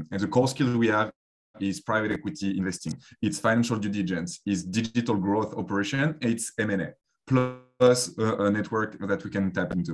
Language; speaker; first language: English; non-native, fluent; French